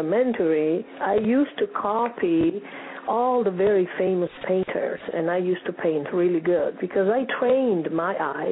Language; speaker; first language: English; non-native, fluent; Italian